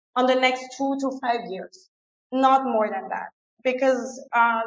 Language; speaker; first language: English; non-native, fluent; French